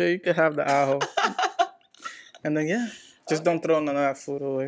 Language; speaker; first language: English; early bilingual, other home language; Spanish